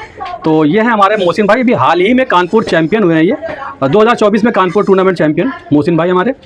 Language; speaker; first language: Hindi; native; Hindi